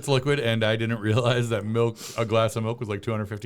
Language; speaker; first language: English; native; English